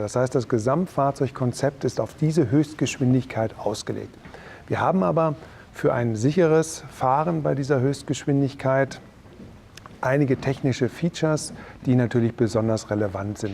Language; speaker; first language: German; native; German